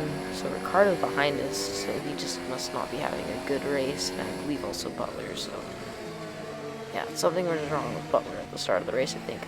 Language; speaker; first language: English; native; English